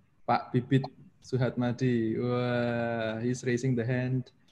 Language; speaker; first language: English; non-native, fluent; Javanese